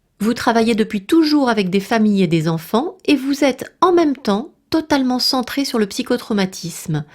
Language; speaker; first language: French; native; French